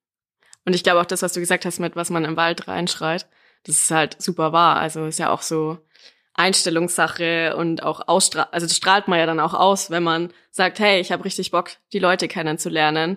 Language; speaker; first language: German; native; German